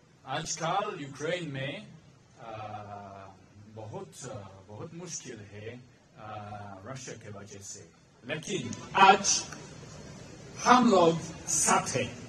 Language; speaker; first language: Hindi; non-native, learner; English